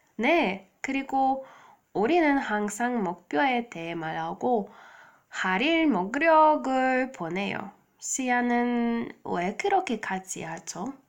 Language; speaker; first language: Korean; non-native, learner; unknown